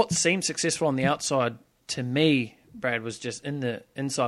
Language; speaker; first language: English; native; English